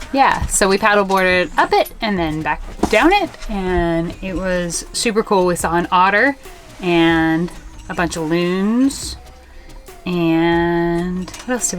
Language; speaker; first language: English; native; English